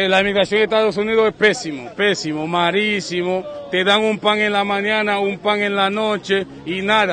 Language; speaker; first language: Spanish; non-native, fluent; Haitian Creole